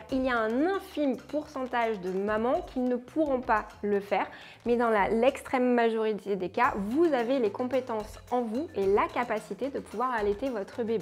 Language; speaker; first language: French; native; French